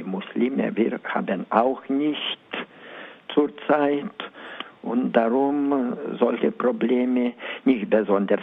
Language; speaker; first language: German; non-native, learner; Lithuanian